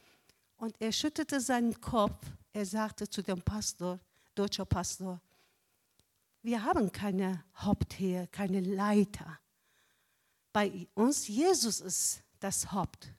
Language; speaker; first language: German; non-native, fluent; Persian